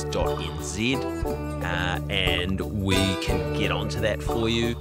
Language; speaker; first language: English; native; English